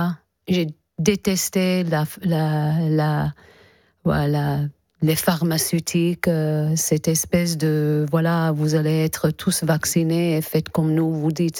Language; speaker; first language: French; non-native, fluent; English